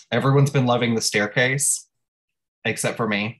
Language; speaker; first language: English; native; English